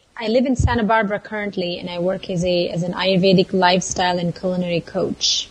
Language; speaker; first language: English; non-native, local second language; Kannada